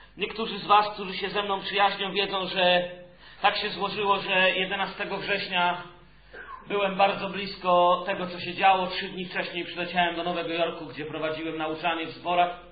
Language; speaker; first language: Polish; native; Polish